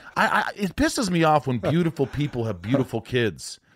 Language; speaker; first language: English; non-native, fluent; Swedish